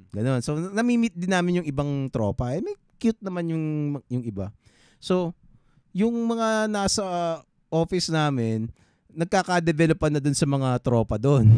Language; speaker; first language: Filipino; native; Filipino